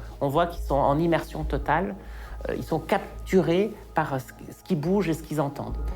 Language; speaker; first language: French; native; French